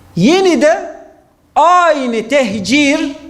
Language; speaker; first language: Turkish; non-native, fluent; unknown